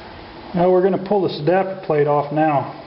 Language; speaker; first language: English; native; English